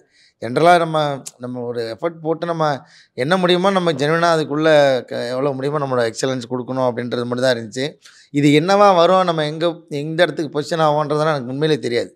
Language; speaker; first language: Tamil; native; Tamil